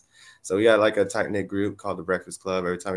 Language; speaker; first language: English; native; English